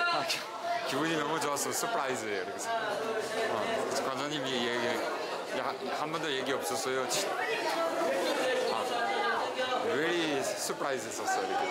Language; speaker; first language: Korean; non-native, learner; French